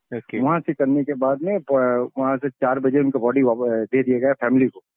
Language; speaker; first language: Hindi; native; Hindi